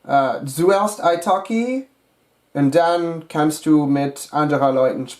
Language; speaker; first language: German; non-native, fluent; English